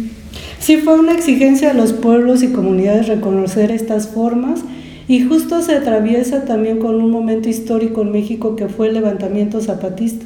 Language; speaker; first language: Spanish; native; Spanish